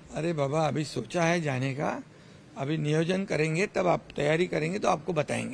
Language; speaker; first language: Hindi; non-native, local second language; Marathi